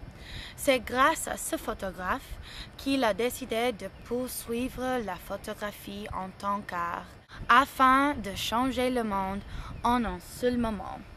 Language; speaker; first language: French; non-native, learner; English